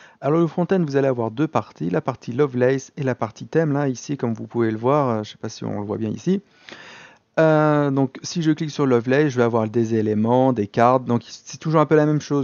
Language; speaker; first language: French; native; French